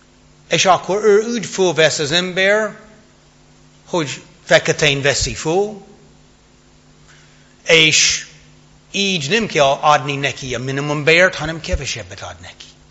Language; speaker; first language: Hungarian; non-native, fluent; English